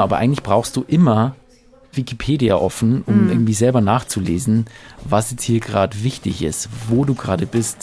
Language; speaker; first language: German; native; German